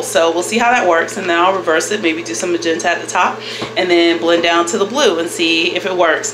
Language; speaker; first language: English; native; English